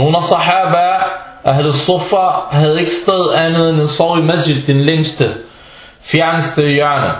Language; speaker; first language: Danish; early bilingual, other home language; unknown